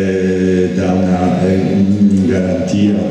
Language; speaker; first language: Spanish; non-native, fluent; Polish